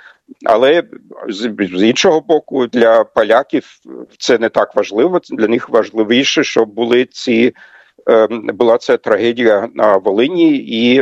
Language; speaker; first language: Ukrainian; non-native, fluent; German